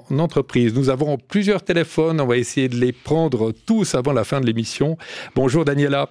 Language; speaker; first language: French; native; French